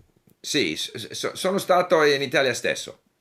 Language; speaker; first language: Italian; non-native, fluent; English